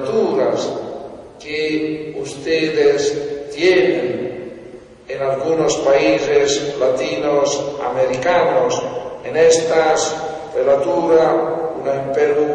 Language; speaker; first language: Spanish; non-native, fluent; Italian